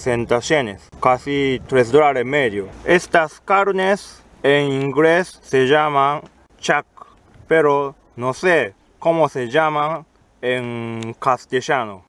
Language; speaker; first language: Spanish; non-native, fluent; Japanese